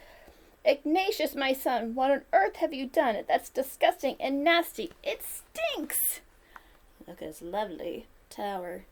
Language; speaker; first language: English; native; English